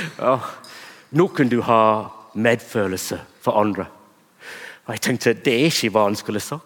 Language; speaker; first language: Norwegian; non-native, fluent; English